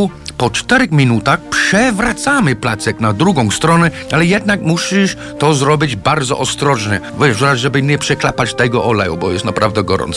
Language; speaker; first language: Polish; non-native, learner; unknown